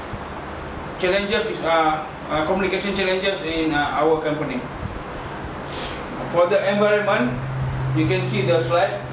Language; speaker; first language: English; non-native, learner; Malay